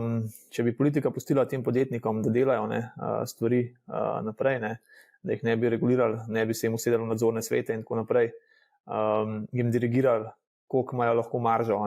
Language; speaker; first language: Slovenian; native; Slovenian